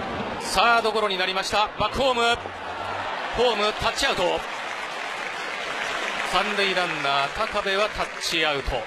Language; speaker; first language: Japanese; native; Japanese